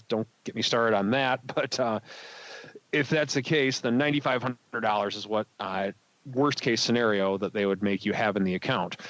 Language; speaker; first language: English; native; English